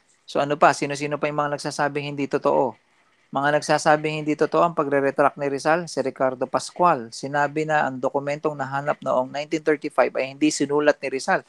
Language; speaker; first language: Filipino; native; Filipino